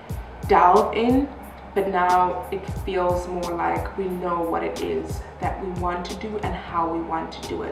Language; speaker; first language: English; non-native, local second language; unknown